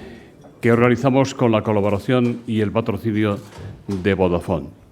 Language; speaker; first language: Spanish; native; Spanish